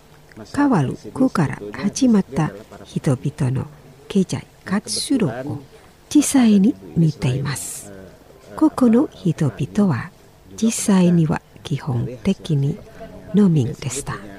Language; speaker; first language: Japanese; non-native, learner; Indonesian